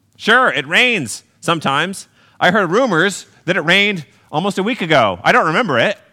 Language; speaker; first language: English; native; English